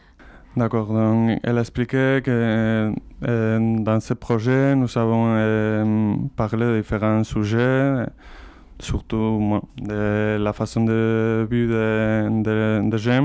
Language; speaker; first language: French; non-native, learner; Spanish